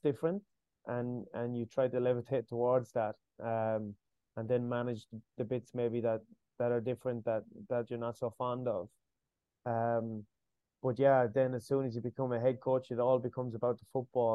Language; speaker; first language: English; native; English